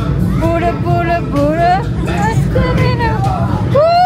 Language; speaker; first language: Dutch; non-native, learner; Filipino